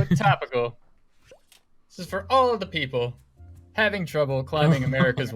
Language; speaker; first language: English; native; English